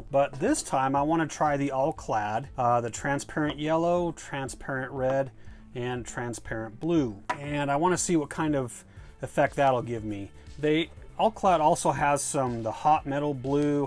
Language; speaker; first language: English; native; English